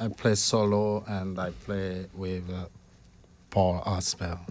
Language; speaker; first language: English; non-native, fluent; Malagasy